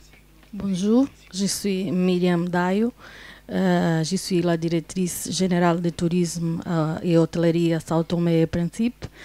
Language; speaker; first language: French; non-native, fluent; Portuguese